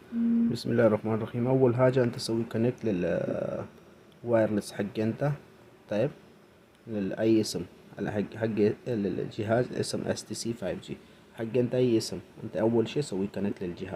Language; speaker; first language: Arabic; non-native, learner; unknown